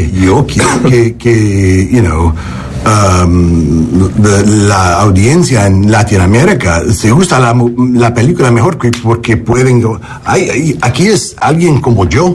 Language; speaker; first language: Spanish; non-native, learner; English